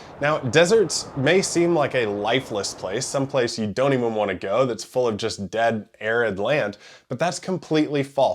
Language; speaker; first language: English; native; English